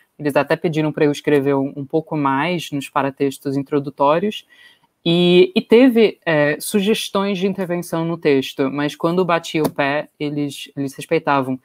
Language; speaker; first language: Portuguese; non-native, fluent; English